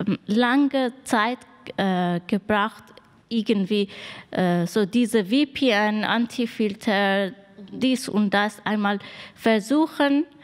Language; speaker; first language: German; non-native, learner; Persian